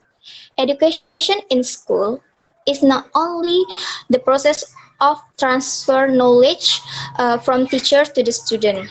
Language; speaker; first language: English; non-native, learner; Indonesian